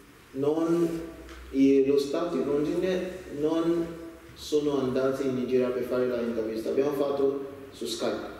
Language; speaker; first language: Italian; non-native, learner; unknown